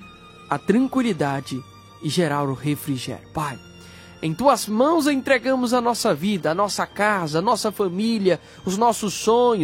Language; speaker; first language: Portuguese; native; Portuguese